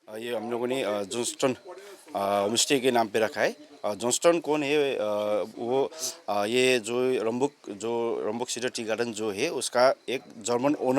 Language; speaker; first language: Hindi; non-native, local second language; Nepali